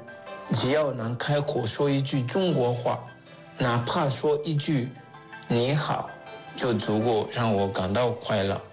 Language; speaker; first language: Chinese; non-native, fluent; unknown